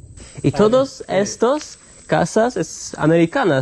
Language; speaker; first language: Spanish; non-native, learner; Polish